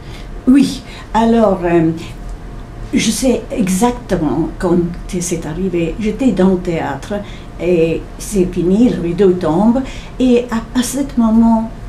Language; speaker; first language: French; non-native, fluent; English